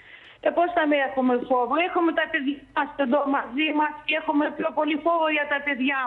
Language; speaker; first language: Greek; non-native, fluent; Russian